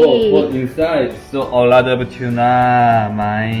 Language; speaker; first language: English; non-native, learner; Korean